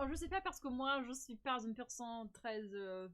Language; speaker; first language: French; non-native, learner; English